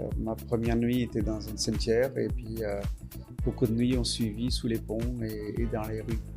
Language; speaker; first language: French; non-native, fluent; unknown